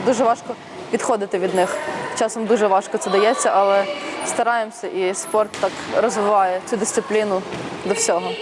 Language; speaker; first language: Ukrainian; native; Ukrainian